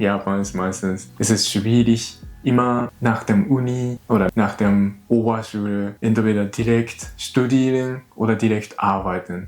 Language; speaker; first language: German; non-native, learner; Japanese